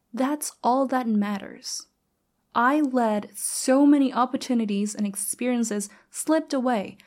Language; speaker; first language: English; non-native, fluent; Thai